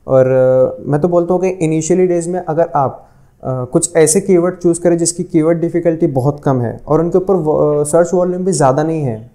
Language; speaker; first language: Hindi; non-native, local second language; Urdu